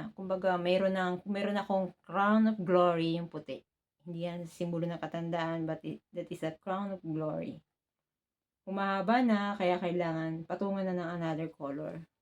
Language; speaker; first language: Filipino; native; Filipino